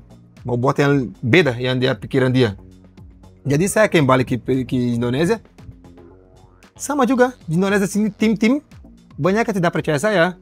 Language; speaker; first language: Indonesian; non-native, learner; Portuguese